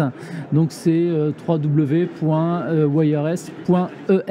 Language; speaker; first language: French; native; French